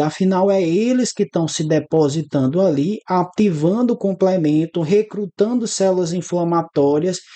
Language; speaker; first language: Portuguese; native; Portuguese